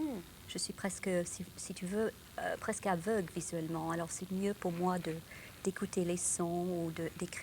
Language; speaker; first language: French; non-native, local second language; English